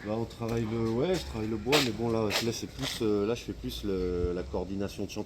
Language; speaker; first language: French; native; French